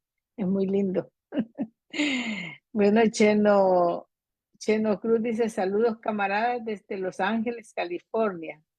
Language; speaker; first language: Spanish; native; Spanish